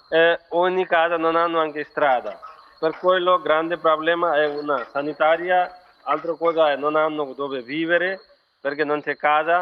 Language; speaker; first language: Italian; non-native, fluent; Nepali